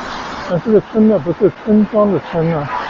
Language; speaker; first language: Chinese; native; Chinese